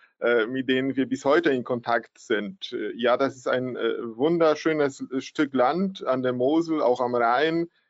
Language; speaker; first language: German; non-native, fluent; Polish